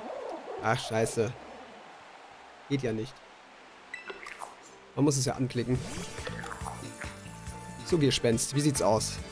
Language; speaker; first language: German; native; German